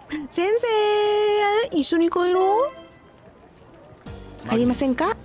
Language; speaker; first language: Japanese; non-native, learner; English